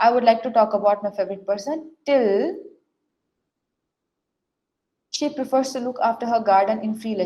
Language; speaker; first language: English; non-native, fluent; Bangla